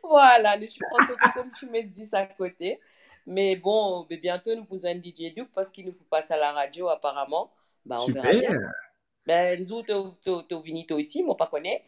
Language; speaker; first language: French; non-native, local second language; Morisyen